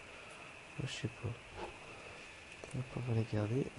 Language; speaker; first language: French; native; French